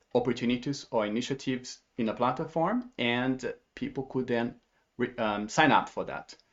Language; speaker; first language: English; non-native, fluent; Portuguese